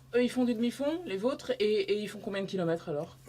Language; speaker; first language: French; native; French